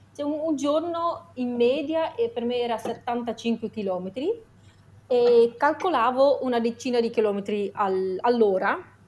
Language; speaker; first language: Italian; non-native, fluent; Dutch